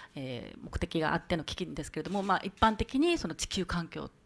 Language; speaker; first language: Japanese; native; Japanese